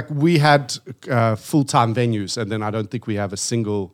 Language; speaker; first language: English; native; English